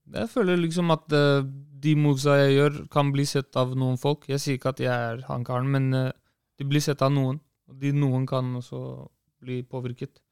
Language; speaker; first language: Norwegian; early bilingual, other home language; Kurdish